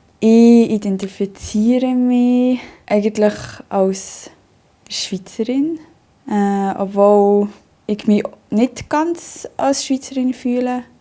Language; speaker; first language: German; early bilingual, other home language; Spanish